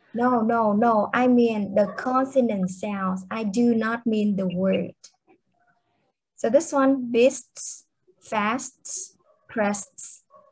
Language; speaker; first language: English; non-native, fluent; Vietnamese